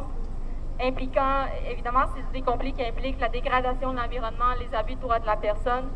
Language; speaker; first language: French; native; French